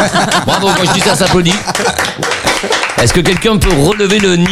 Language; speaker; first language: French; native; French